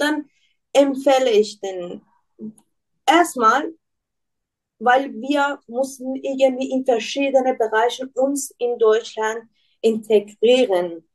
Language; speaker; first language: German; non-native, learner; Persian